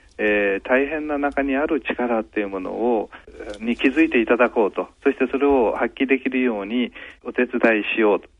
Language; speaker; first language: Japanese; native; Japanese